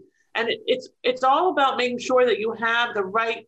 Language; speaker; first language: English; native; English